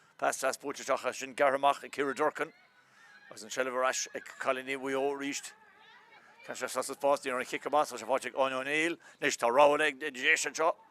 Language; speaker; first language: Irish; native; Irish